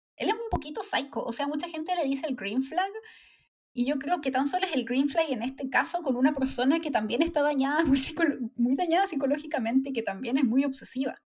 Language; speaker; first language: Spanish; native; Spanish